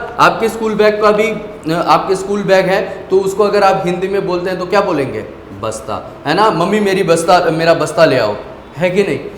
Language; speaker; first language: Hindi; native; Hindi